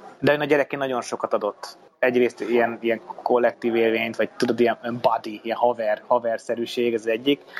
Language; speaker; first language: Hungarian; native; Hungarian